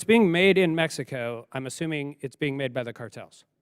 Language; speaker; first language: English; native; English